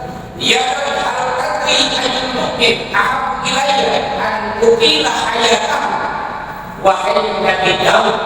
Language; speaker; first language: Indonesian; non-native, local second language; Sundanese